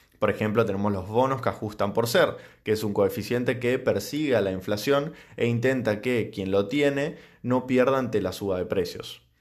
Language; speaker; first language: Spanish; native; Spanish